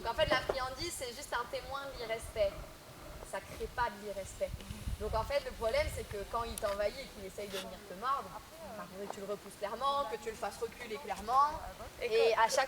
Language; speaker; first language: French; native; French